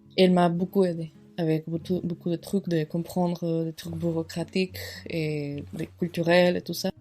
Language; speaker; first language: French; non-native, fluent; Spanish